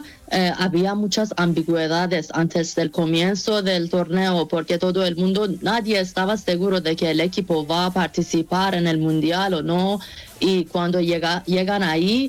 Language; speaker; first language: Spanish; non-native, fluent; Persian